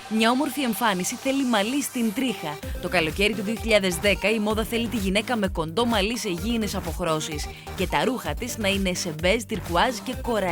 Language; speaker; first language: Greek; native; Greek